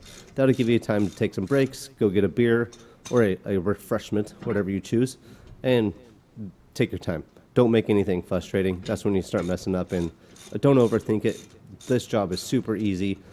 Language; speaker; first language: English; native; English